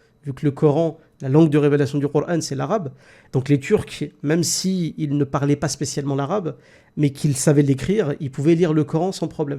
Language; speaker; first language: French; native; French